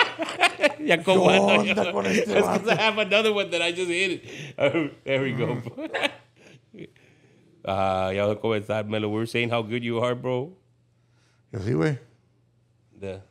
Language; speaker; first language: English; native; English